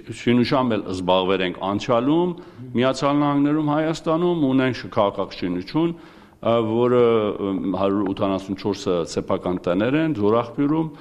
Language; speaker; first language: Armenian; early bilingual, heritage; Armenian